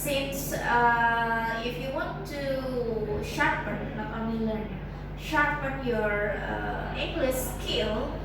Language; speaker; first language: English; non-native, fluent; Indonesian